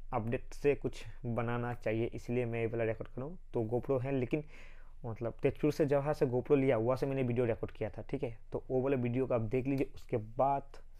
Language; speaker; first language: Hindi; non-native, local second language; Bangla